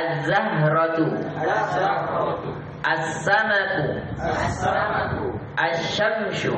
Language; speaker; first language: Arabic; non-native, fluent; Indonesian